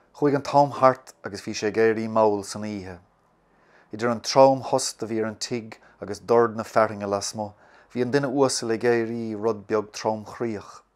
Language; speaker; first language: Irish; native; Irish